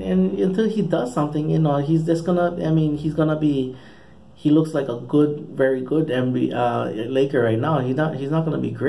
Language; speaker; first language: English; native; English